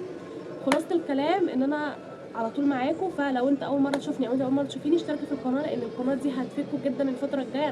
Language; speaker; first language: Arabic; native; Arabic